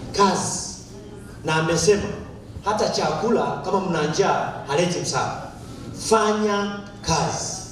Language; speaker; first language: Swahili; native; Swahili